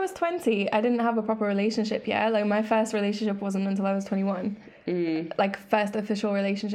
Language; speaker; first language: English; native; English